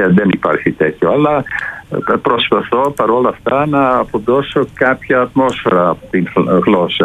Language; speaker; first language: Greek; non-native, fluent; Dutch